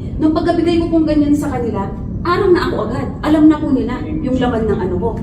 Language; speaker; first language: Filipino; native; Filipino